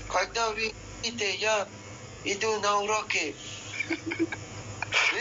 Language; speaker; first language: Russian; non-native, learner; Persian